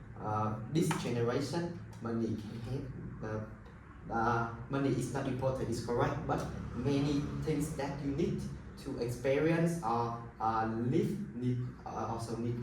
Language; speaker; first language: English; non-native, learner; Vietnamese